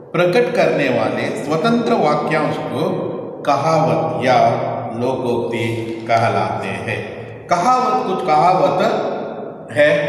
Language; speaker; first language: Hindi; non-native, local second language; Kannada